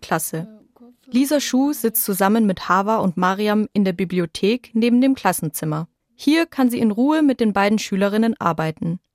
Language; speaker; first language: German; native; German